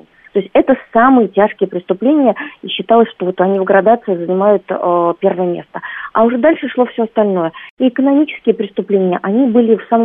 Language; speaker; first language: Russian; native; Russian